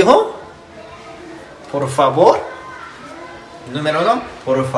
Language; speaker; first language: Spanish; non-native, learner; Japanese